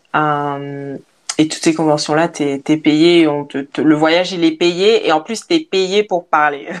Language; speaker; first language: French; native; French